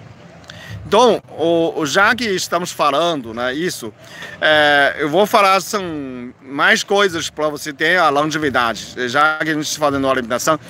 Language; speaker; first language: Portuguese; non-native, fluent; Chinese